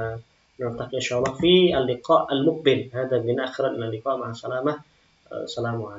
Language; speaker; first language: Arabic; non-native, fluent; Indonesian